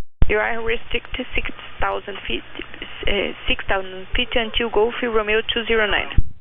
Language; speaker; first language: English; non-native, fluent; Portuguese